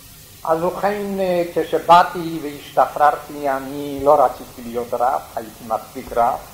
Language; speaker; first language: Hebrew; non-native, fluent; Yiddish